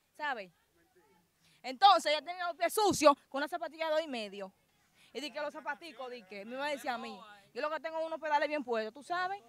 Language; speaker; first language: Spanish; native; Spanish